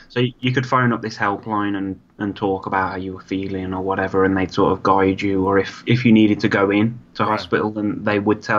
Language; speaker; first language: English; native; English